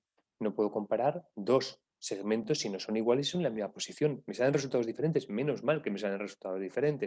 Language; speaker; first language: Spanish; native; Spanish